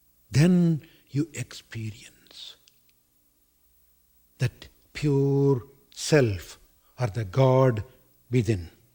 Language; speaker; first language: English; non-native, local second language; Tamil